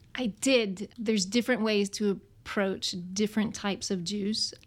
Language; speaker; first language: English; native; English